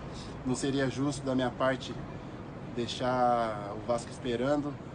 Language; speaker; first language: Portuguese; native; Portuguese